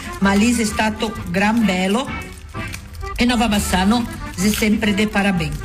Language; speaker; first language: Italian; early bilingual, heritage; Venetian